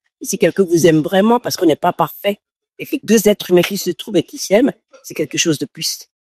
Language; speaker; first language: French; non-native, local second language; Fon